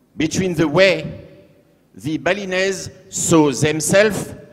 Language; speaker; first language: English; non-native, fluent; French